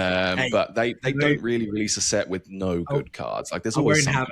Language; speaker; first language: English; native; English